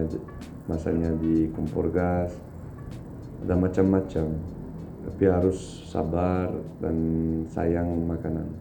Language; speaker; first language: Indonesian; non-native, fluent; Turkish